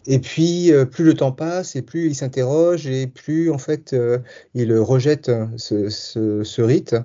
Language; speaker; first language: French; early bilingual, other home language; Tachelhit